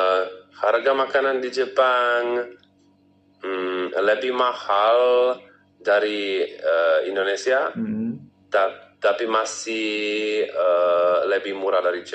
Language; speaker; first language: Indonesian; non-native, learner; Czech